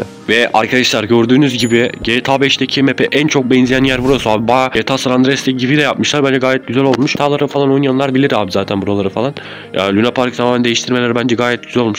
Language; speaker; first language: Turkish; native; Turkish